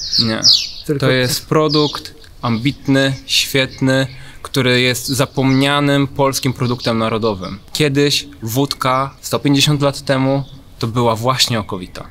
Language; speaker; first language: Polish; native; Polish